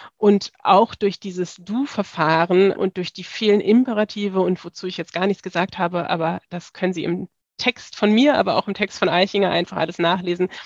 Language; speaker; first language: German; native; German